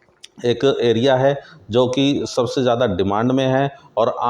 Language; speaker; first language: Hindi; native; Hindi